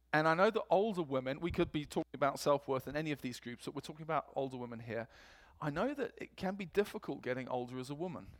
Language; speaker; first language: English; native; English